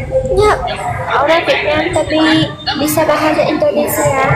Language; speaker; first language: Indonesian; non-native, learner; Vietnamese